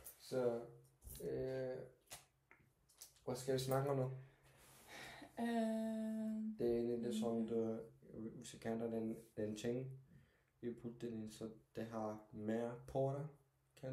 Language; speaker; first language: Danish; non-native, learner; Turkish